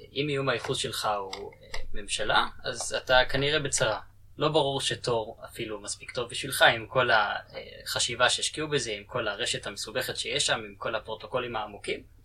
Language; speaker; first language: Hebrew; native; Hebrew